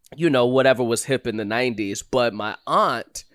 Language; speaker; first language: English; native; English